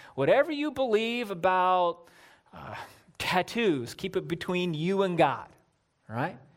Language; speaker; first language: English; native; English